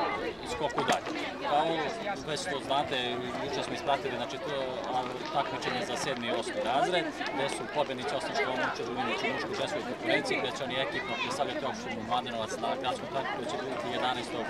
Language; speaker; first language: Serbian; native; Serbian